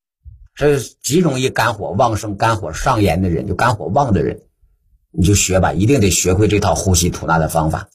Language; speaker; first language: Chinese; native; Chinese